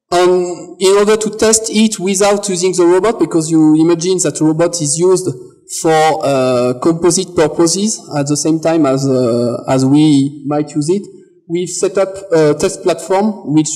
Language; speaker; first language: English; non-native, fluent; French